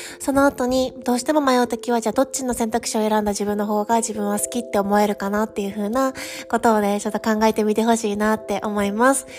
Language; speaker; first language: Japanese; native; Japanese